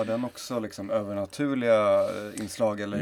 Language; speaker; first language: Swedish; native; Swedish